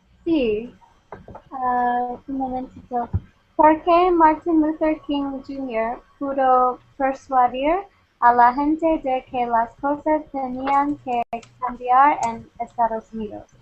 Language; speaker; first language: Spanish; non-native, learner; English